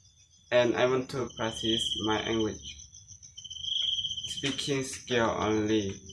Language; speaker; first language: English; non-native, learner; Lao